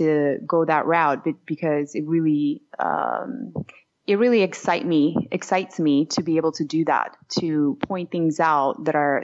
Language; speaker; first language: English; non-native, fluent; Georgian